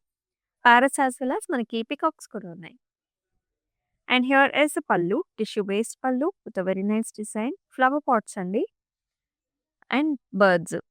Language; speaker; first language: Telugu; native; Telugu